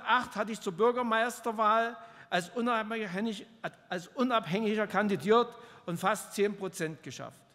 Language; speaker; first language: German; native; German